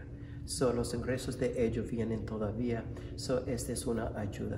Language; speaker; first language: Spanish; non-native, fluent; English